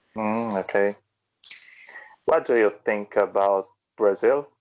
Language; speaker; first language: English; non-native, learner; Portuguese